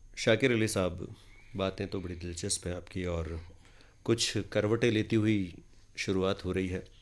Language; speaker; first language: Hindi; native; Hindi